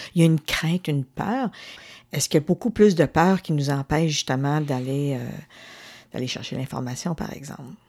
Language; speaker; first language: French; native; French